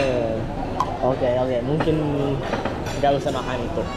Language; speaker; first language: Indonesian; non-native, learner; English